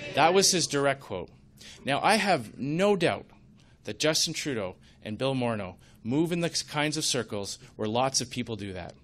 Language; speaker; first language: English; native; English